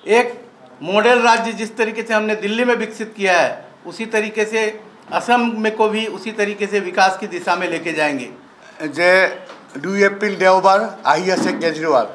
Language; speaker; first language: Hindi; non-native, local second language; Assamese